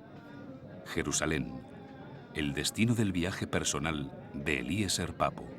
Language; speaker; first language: Spanish; native; Spanish